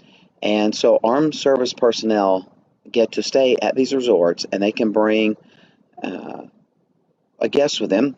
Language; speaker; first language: English; native; English